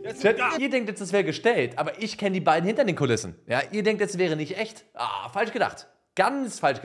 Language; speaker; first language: German; native; German